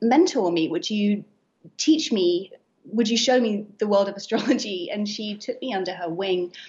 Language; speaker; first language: English; native; English